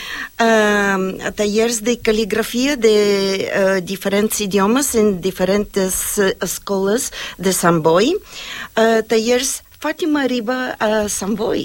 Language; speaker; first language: Spanish; non-native, fluent; Bulgarian